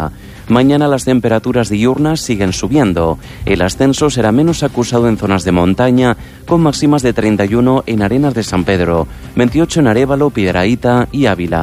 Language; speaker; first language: Spanish; native; Spanish